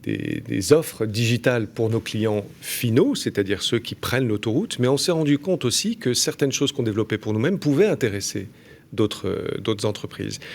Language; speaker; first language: French; native; French